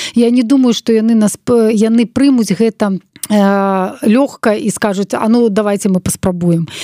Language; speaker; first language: Belarusian; non-native, local second language; Russian